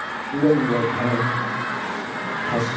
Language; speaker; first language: Korean; non-native, fluent; Chinese